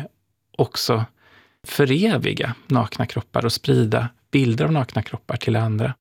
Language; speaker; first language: Swedish; native; Swedish